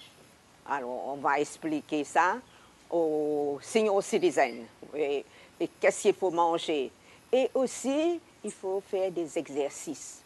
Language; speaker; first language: French; non-native, local second language; Hakka Chinese